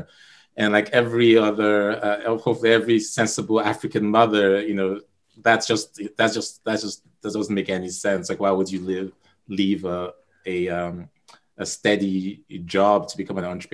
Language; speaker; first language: English; non-native, local second language; Igbo